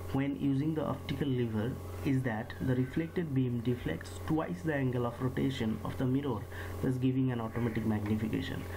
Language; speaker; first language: English; non-native, local second language; Bangla